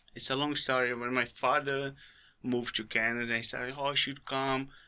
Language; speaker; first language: English; non-native, fluent; Portuguese